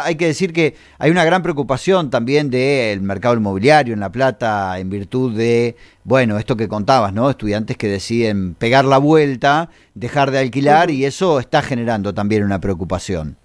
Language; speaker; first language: Spanish; native; Spanish